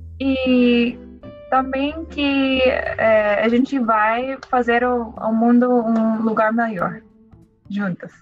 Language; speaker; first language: Portuguese; non-native, learner; English